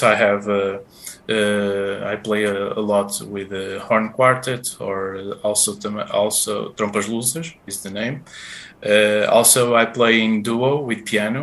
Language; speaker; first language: English; non-native, fluent; Portuguese